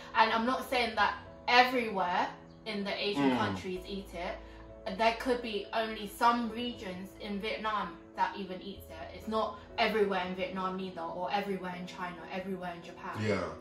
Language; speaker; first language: English; non-native, fluent; Vietnamese